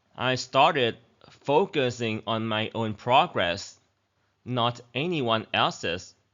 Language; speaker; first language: English; non-native, fluent; Thai